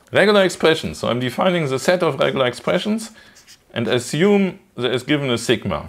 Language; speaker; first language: English; non-native, fluent; German